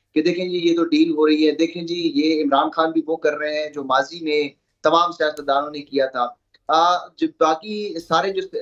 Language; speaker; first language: Urdu; native; Urdu